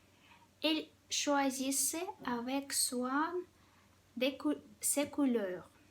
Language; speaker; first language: French; non-native, fluent; Russian